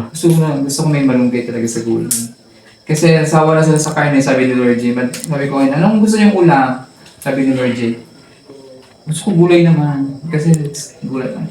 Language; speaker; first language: Filipino; non-native, local second language; Cebuano